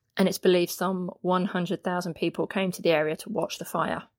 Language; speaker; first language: English; native; English